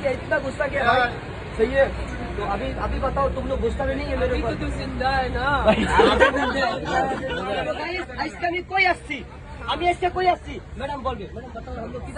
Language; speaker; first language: Hindi; non-native, learner; Bangla